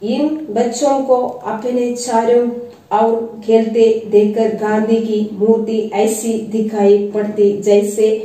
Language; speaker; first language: Hindi; non-native, local second language; Malayalam